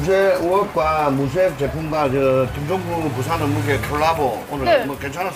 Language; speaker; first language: Korean; native; Korean